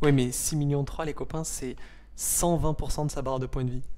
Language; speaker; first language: French; native; French